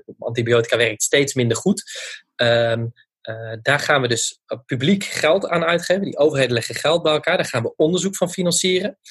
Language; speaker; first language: Dutch; native; Dutch